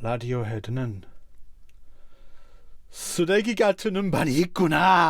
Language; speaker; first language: Korean; non-native, fluent; English